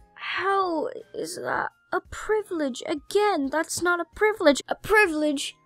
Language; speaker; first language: English; native; English